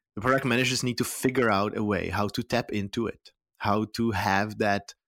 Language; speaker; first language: English; non-native, fluent; Czech